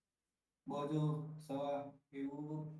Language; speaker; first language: French; non-native, learner; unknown